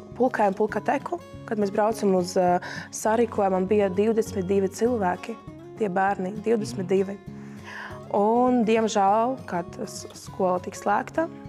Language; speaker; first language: Latvian; non-native, local second language; Russian